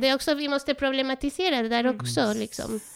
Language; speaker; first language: Swedish; non-native, fluent; Spanish